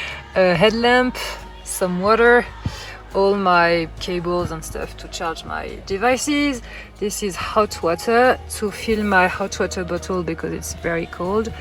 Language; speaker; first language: English; non-native, fluent; French